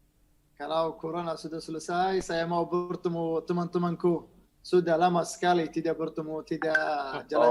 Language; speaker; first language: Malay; non-native, learner; Arabic